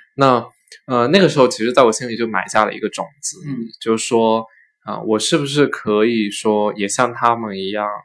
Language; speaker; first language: Chinese; native; Chinese